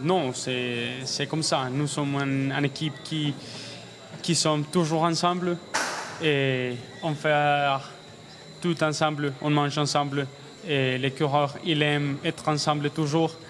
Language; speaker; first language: French; non-native, learner; Spanish